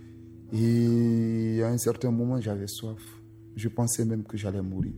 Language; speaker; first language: French; non-native, local second language; Susu